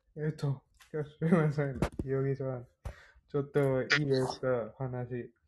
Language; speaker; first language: Japanese; non-native, learner; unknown